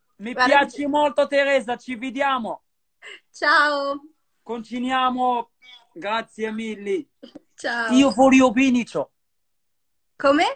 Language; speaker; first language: Italian; non-native, learner; Arabic